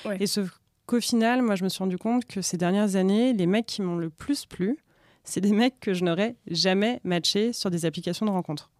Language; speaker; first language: French; native; French